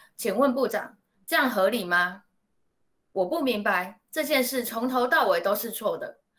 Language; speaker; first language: Chinese; native; Chinese